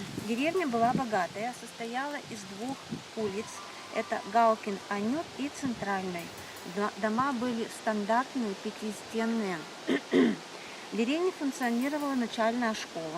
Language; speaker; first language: Russian; native; Russian